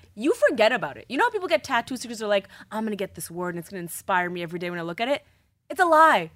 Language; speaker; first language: English; native; English